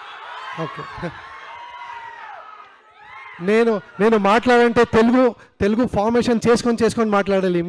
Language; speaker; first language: Telugu; non-native, learner; Kannada